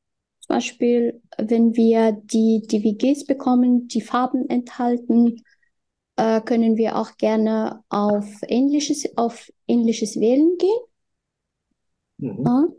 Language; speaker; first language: German; non-native, fluent; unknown